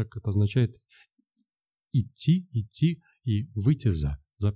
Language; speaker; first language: Russian; native; Russian